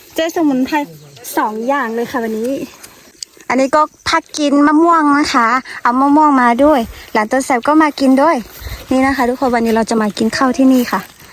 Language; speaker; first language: Thai; non-native, local second language; Karen languages